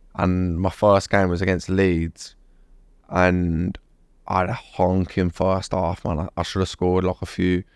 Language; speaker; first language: English; native; English